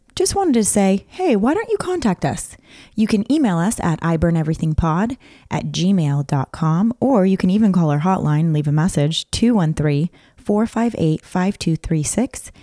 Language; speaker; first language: English; native; English